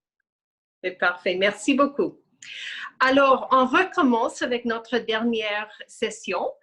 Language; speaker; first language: French; non-native, fluent; English